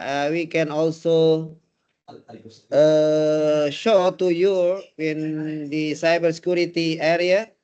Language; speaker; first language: English; non-native, learner; Indonesian